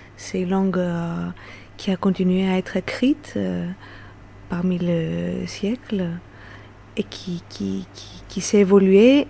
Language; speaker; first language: French; non-native, fluent; Greek